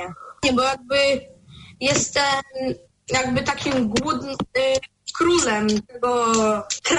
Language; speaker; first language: Polish; early bilingual, heritage; Polish